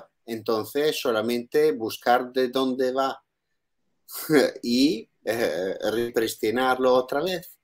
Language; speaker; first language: Spanish; non-native, learner; Italian